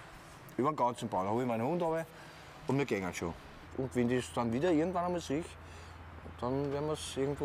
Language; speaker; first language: German; native; German